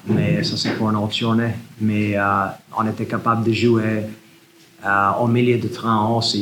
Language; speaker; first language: French; non-native, learner; English